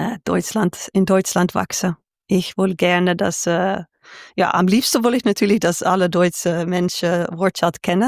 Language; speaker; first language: German; non-native, fluent; Dutch